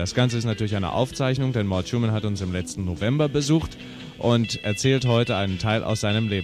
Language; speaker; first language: German; native; German